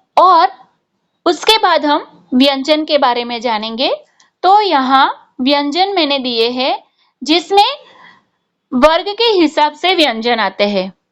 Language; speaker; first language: Hindi; non-native, local second language; Gujarati